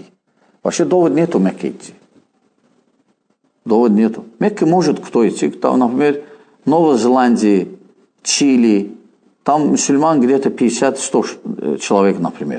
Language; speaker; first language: Russian; non-native, fluent; Azerbaijani